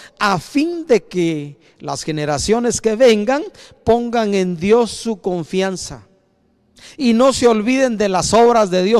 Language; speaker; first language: Spanish; native; Spanish